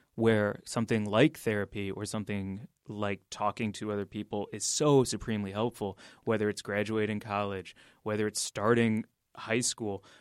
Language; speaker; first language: English; native; English